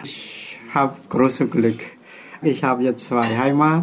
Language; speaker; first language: German; non-native, fluent; Khmer